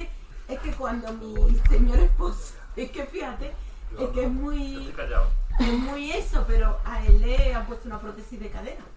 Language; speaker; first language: Spanish; native; Spanish